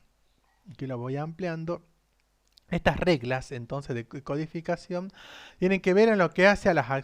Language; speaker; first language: Spanish; native; Spanish